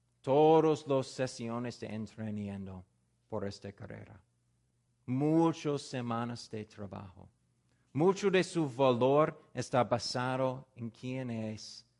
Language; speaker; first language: Spanish; non-native, fluent; English